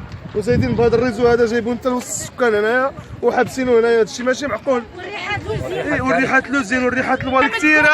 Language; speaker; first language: Arabic; native; Arabic